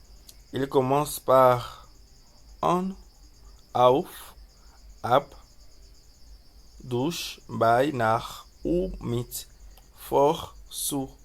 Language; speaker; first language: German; non-native, fluent; French